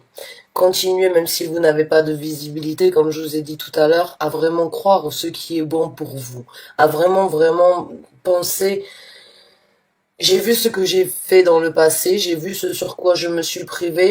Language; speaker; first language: French; native; French